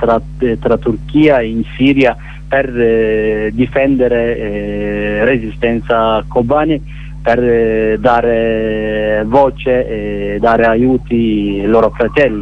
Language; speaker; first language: Italian; non-native, learner; Kurdish